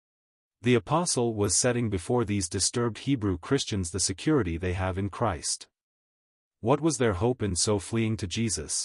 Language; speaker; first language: English; native; English